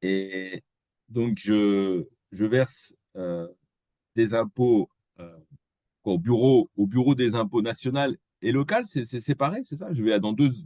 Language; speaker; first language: French; native; French